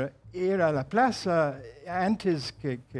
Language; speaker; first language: Spanish; non-native, fluent; English